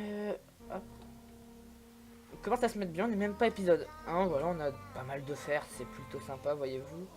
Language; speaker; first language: French; native; French